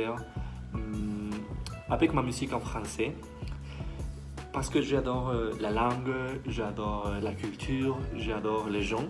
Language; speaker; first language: French; non-native, fluent; Spanish